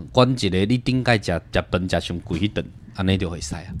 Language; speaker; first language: Min Nan Chinese; non-native, local second language; Chinese